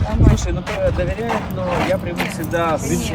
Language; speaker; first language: Russian; native; Russian